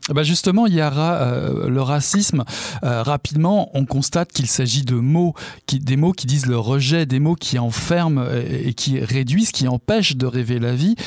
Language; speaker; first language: French; native; French